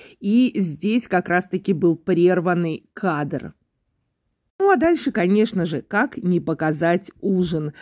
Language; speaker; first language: Russian; native; Russian